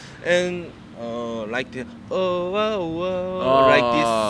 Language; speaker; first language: English; non-native, learner; Korean